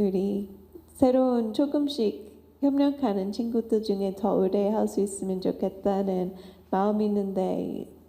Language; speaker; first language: Korean; non-native, fluent; English